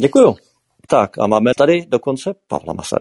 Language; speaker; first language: Czech; native; Czech